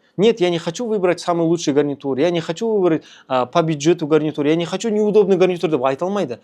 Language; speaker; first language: Russian; non-native, local second language; Kazakh